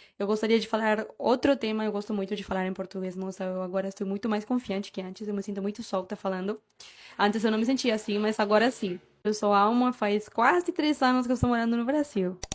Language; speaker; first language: Portuguese; non-native, fluent; Spanish